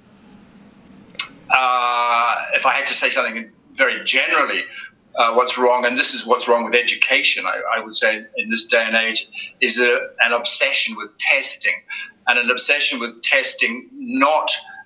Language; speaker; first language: English; native; English